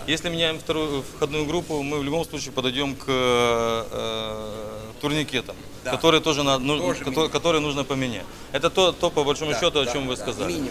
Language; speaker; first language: Russian; non-native, local second language; Ukrainian